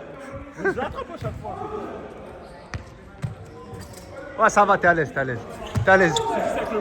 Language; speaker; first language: French; native; French